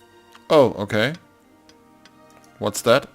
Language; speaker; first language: English; non-native, learner; German